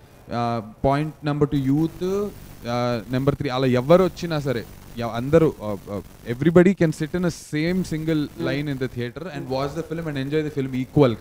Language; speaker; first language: Telugu; native; Telugu